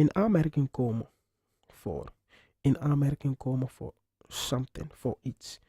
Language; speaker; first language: Dutch; non-native, fluent; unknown